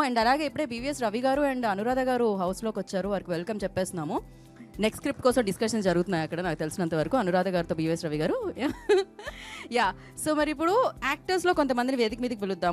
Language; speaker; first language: Telugu; native; Telugu